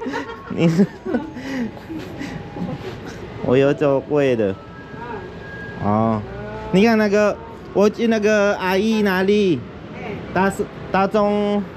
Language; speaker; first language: Chinese; non-native, learner; Filipino